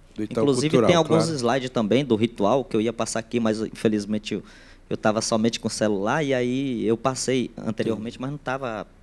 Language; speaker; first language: Portuguese; native; Portuguese